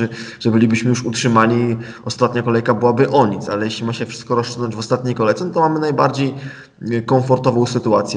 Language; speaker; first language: Polish; native; Polish